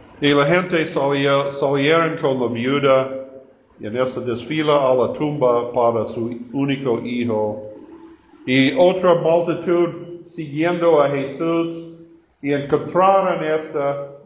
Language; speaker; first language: Spanish; non-native, learner; English